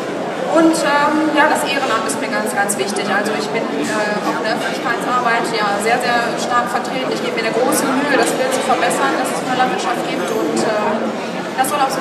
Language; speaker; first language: German; native; German